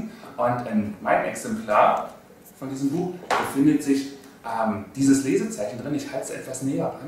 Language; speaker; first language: German; native; German